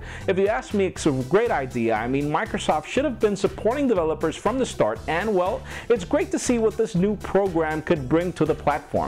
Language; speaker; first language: English; non-native, local second language; Spanish